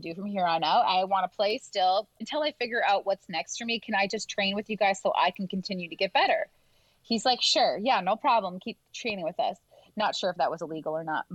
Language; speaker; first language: English; native; English